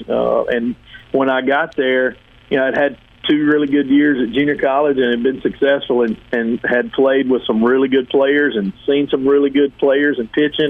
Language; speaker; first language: English; native; English